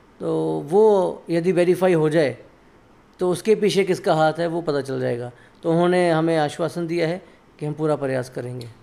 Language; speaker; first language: Hindi; native; Hindi